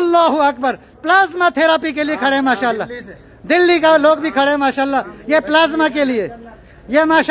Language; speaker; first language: Hindi; native; Hindi